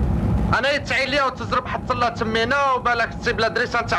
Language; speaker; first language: Arabic; native; Arabic